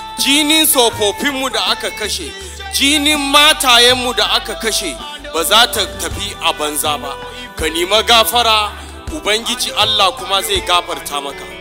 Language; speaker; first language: Hausa; non-native, local second language; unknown